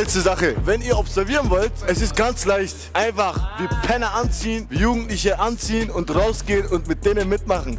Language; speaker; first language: German; early bilingual, other home language; Turkish